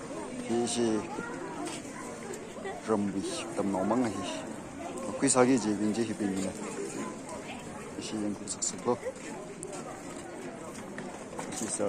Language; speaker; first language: Hindi; non-native, local second language; Tangkhul Naga (India)